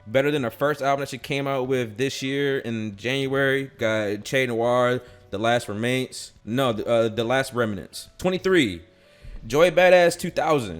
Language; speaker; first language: English; native; English